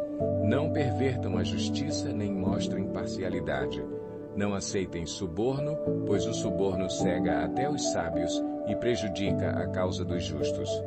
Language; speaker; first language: Portuguese; native; Portuguese